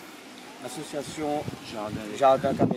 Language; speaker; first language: French; non-native, local second language; Réunion Creole French